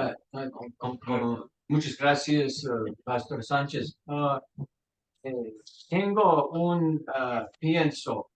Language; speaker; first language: Spanish; non-native, learner; English